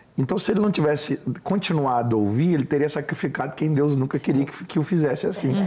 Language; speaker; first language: Portuguese; native; Portuguese